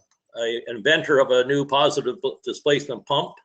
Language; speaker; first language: English; native; English